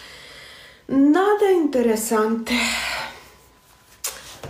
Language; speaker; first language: Spanish; non-native, fluent; Russian